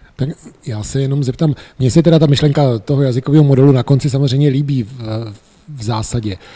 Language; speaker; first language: Czech; native; Czech